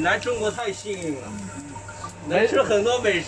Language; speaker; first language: Chinese; native; Chinese